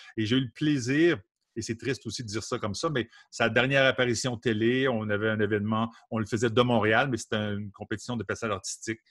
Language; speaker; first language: French; native; French